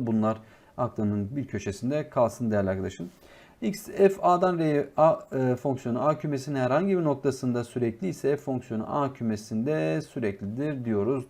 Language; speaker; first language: Turkish; native; Turkish